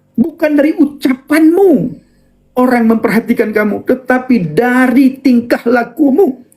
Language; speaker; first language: Indonesian; non-native, local second language; Achinese